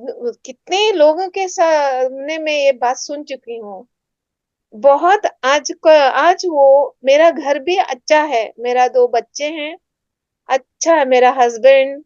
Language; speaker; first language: Hindi; non-native, local second language; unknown